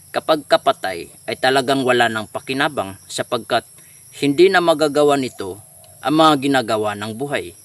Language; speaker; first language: Filipino; non-native, local second language; Waray